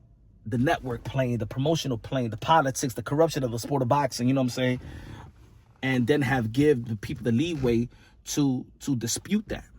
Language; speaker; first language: English; native; English